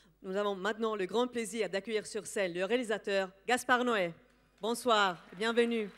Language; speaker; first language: French; non-native, local second language; Italian